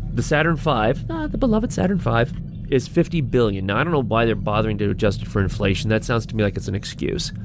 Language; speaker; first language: English; native; English